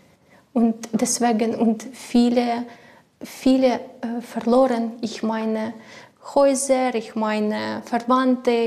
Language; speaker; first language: German; non-native, learner; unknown